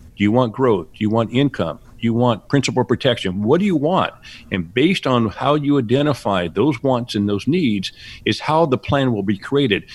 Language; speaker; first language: English; native; English